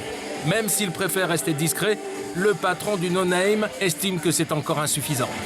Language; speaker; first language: French; native; French